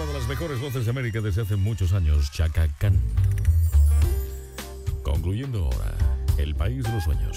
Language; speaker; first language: Spanish; native; Spanish